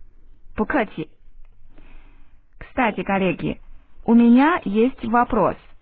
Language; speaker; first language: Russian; non-native, fluent; Chinese